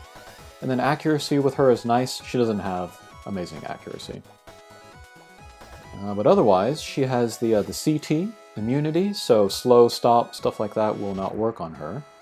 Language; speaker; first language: English; native; English